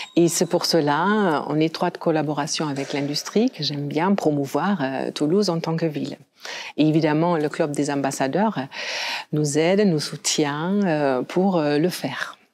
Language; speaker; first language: French; non-native, fluent; German